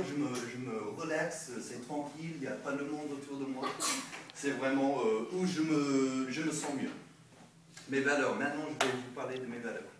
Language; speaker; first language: French; non-native, fluent; English